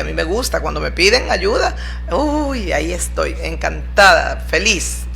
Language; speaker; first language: Spanish; native; Spanish